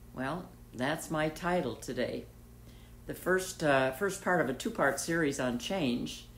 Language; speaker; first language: English; native; English